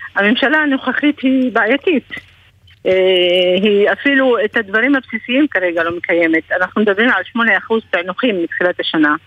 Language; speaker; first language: Hebrew; non-native, local second language; Arabic